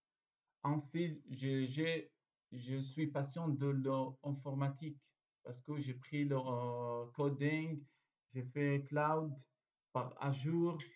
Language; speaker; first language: French; non-native, learner; Arabic